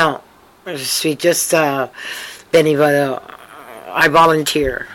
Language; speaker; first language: French; early bilingual, heritage; French